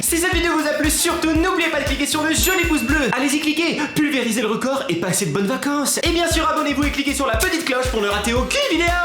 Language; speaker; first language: French; native; French